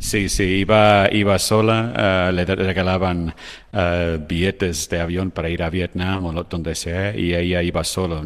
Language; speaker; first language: Spanish; non-native, fluent; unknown